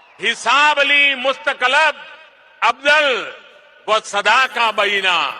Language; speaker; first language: Arabic; non-native, learner; Hindi